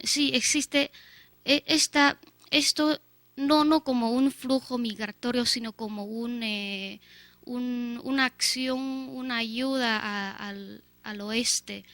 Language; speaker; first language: Spanish; non-native, fluent; Chinese